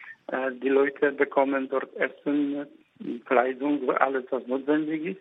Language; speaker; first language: German; non-native, fluent; Polish